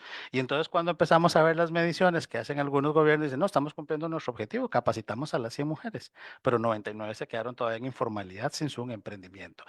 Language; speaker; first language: Spanish; native; Spanish